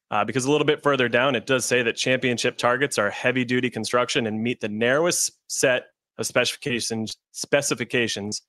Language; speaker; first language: English; native; English